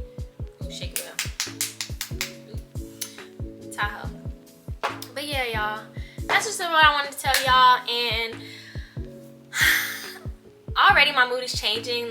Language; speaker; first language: English; native; English